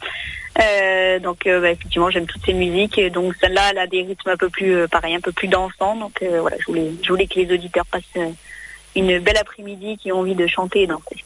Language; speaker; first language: French; native; French